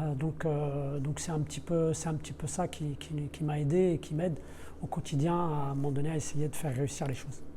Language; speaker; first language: French; early bilingual, other home language; Arabic